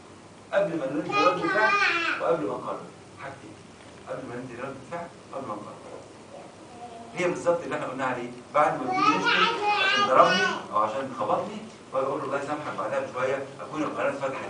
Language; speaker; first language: Arabic; native; Arabic